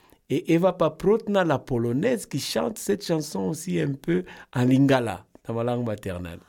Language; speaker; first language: French; non-native, local second language; Lingala